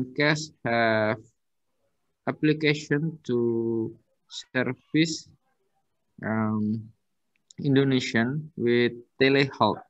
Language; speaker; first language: English; non-native, learner; Indonesian